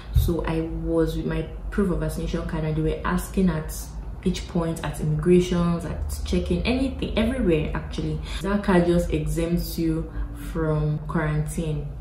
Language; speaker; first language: English; non-native, local second language; Yoruba